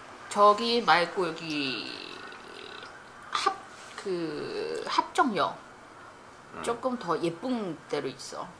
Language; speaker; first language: Korean; non-native, fluent; Chinese